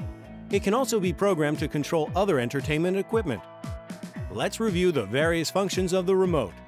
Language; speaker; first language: English; native; English